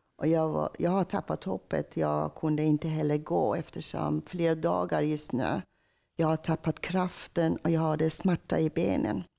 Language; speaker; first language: Swedish; non-native, fluent; Persian